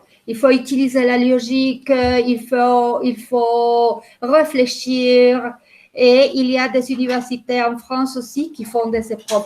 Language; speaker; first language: French; non-native, fluent; Spanish